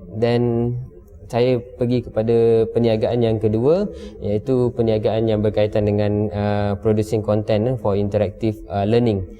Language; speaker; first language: Malay; native; Malay